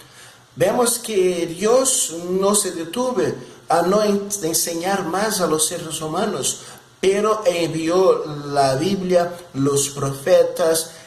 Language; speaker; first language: Spanish; non-native, fluent; Portuguese